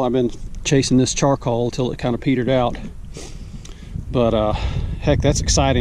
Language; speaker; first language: English; native; English